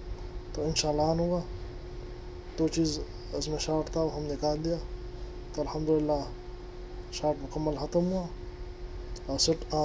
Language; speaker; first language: Hindi; non-native, local second language; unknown